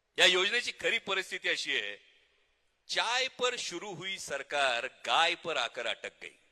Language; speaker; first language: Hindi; non-native, local second language; Marathi